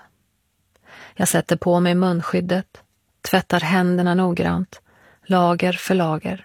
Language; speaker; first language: Swedish; early bilingual, other home language; Persian